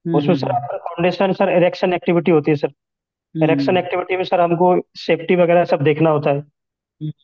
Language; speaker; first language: Hindi; native; Hindi